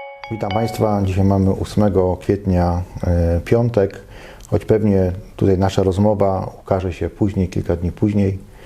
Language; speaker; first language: Polish; native; Polish